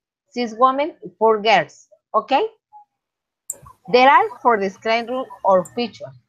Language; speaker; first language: English; non-native, learner; Spanish